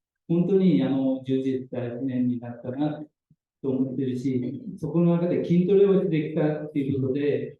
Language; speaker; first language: Japanese; native; Japanese